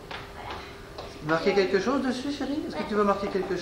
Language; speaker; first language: French; native; French